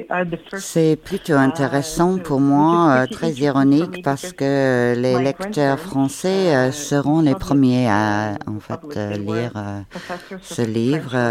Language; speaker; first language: French; non-native, fluent; Ukrainian